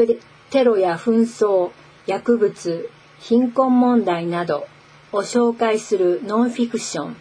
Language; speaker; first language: Japanese; native; Japanese